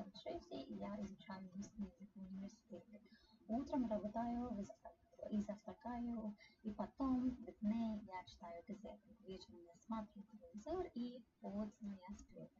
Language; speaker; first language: Russian; non-native, learner; English